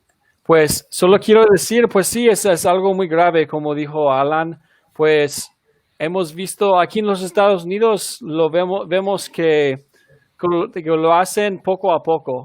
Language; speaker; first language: Spanish; non-native, fluent; English